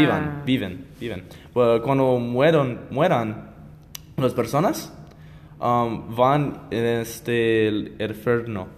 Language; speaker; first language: Spanish; non-native, learner; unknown